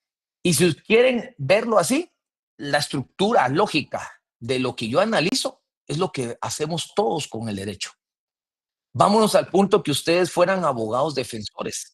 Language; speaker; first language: Spanish; native; Spanish